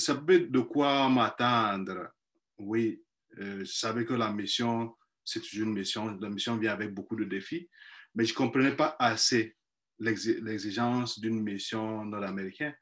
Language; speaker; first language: French; non-native, fluent; Igbo